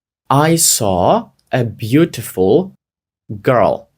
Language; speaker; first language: English; non-native, fluent; Ukrainian